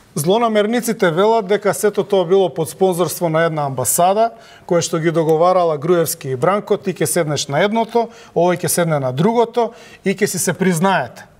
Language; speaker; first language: Macedonian; native; Macedonian